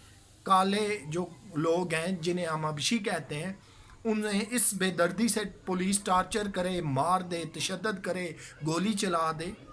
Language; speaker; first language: Urdu; native; Urdu